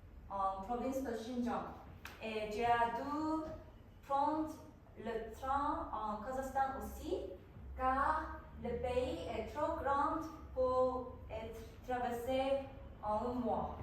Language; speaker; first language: French; non-native, learner; Korean